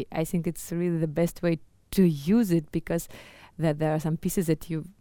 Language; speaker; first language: English; non-native, fluent; Russian